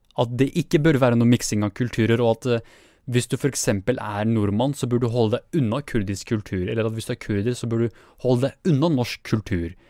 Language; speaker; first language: Norwegian; early bilingual, other home language; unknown